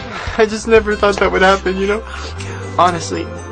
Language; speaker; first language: English; native; English